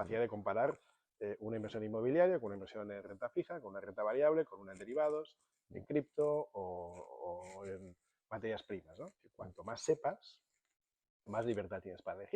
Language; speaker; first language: Spanish; native; Spanish